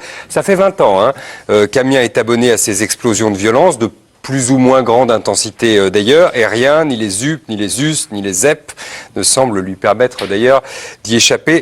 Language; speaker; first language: French; native; French